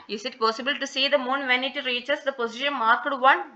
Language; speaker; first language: English; non-native, local second language; Malayalam